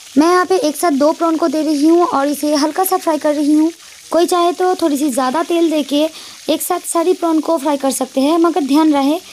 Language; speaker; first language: Hindi; non-native, local second language; Bangla